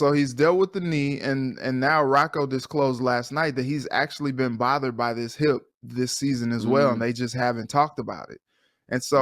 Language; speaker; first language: English; native; English